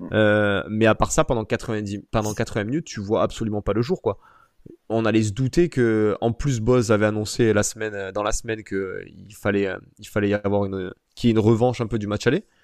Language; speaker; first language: French; native; French